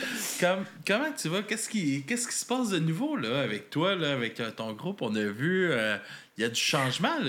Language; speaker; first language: French; native; French